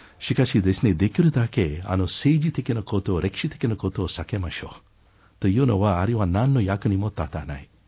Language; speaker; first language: Japanese; non-native, fluent; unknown